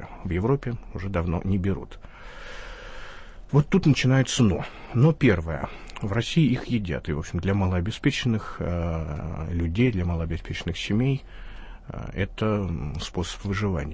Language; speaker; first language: Russian; native; Russian